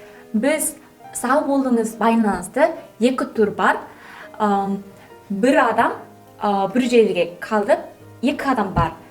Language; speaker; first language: Kazakh; non-native, learner; Korean